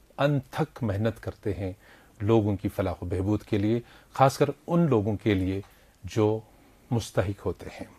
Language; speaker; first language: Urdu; non-native, local second language; Kashmiri